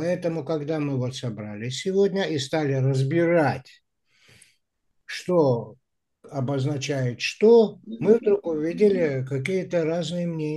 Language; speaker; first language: Russian; native; Russian